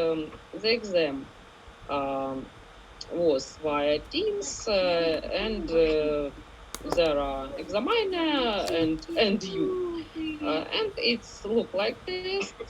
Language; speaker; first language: English; non-native, learner; Ukrainian